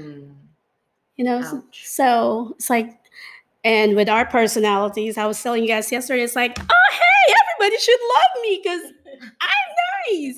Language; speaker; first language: English; non-native, local second language; Filipino